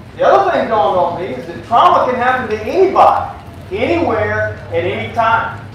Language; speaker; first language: English; native; English